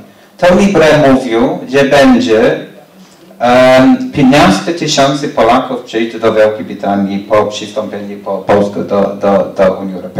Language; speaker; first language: Polish; non-native, learner; English